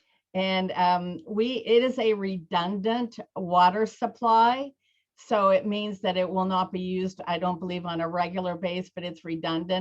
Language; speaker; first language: English; native; English